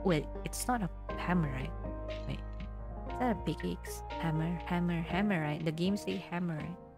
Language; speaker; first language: English; non-native, fluent; Indonesian